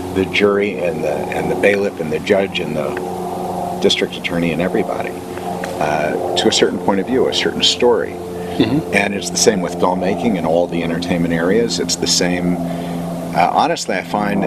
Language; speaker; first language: English; native; English